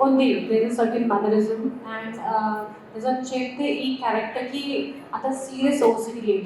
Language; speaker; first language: Telugu; non-native, local second language; Hindi